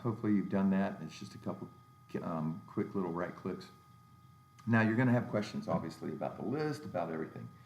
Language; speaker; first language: English; native; English